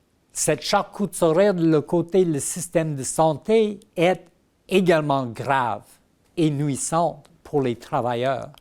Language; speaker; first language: French; non-native, fluent; English